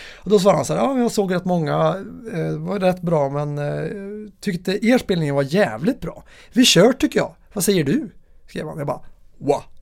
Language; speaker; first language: Swedish; native; Swedish